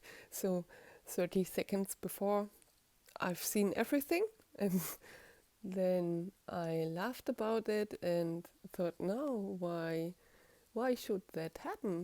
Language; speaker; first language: English; non-native, fluent; German